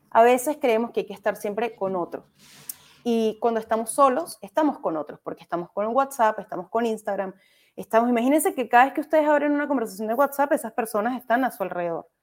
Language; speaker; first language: Spanish; native; Spanish